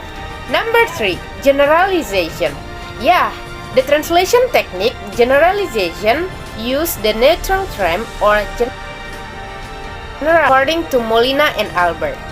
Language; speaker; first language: English; non-native, learner; Indonesian